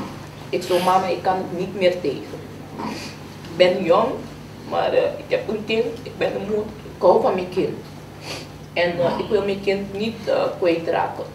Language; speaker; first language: Dutch; non-native, fluent; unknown